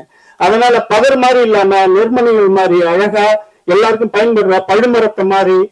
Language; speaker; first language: Tamil; native; Tamil